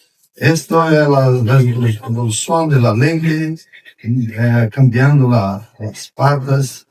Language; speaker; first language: Spanish; non-native, fluent; Portuguese